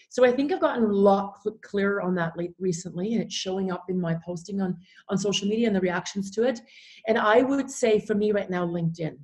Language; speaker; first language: English; non-native, fluent; German